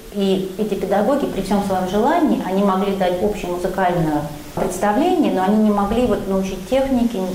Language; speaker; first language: Russian; native; Russian